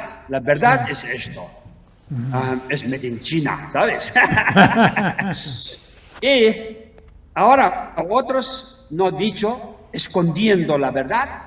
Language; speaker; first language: Spanish; non-native, learner; Tibetan